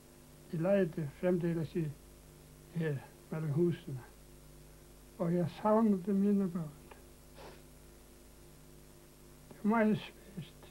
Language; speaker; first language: Danish; non-native, local second language; Faroese